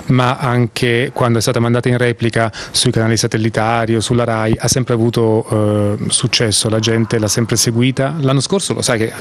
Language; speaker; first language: Italian; native; Italian